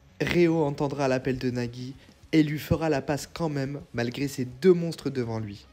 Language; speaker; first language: French; native; French